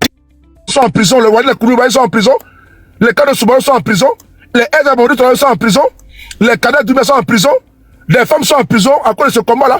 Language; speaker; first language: French; native; French